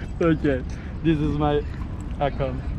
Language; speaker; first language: English; non-native, learner; Turkish